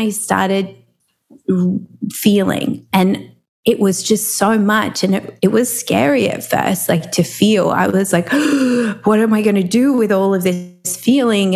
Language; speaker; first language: English; native; English